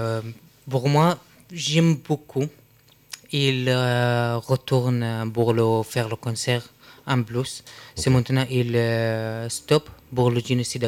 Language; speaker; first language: French; non-native, learner; Arabic